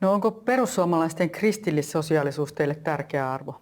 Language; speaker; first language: Finnish; native; Finnish